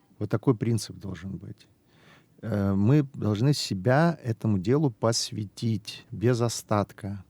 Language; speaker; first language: Russian; non-native, local second language; Abkhazian